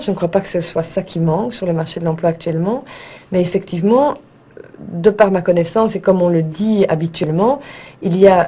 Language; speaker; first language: French; native; French